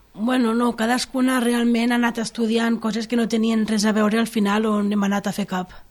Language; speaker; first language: Catalan; native; Catalan